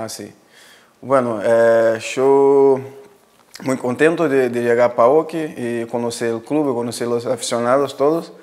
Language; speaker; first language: Spanish; non-native, fluent; Portuguese